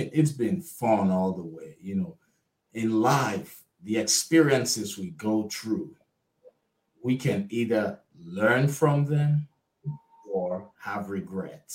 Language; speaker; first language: English; non-native, local second language; Igbo